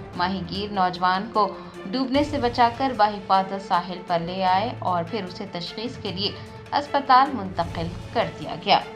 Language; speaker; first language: Urdu; native; Urdu